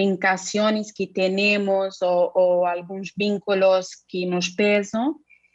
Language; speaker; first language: Spanish; non-native, fluent; Portuguese